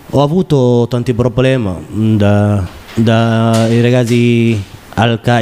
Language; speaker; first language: Italian; non-native, learner; Somali